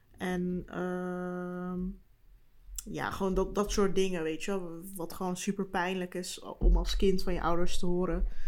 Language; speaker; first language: Dutch; early bilingual, other home language; Turkish